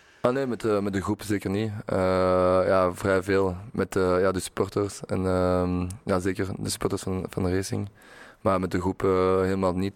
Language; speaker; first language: Dutch; non-native, local second language; French